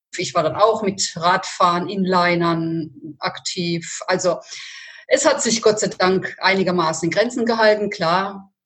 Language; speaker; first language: German; early bilingual, other home language; Italian